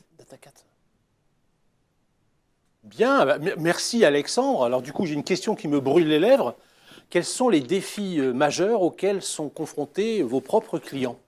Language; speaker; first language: French; native; French